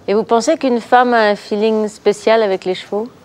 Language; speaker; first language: French; native; French